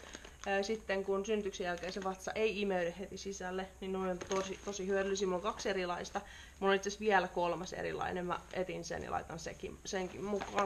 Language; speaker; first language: Finnish; native; Finnish